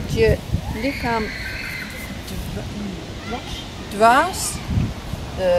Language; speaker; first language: Dutch; non-native, learner; English